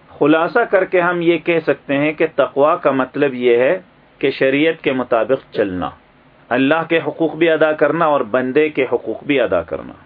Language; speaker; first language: Urdu; native; Urdu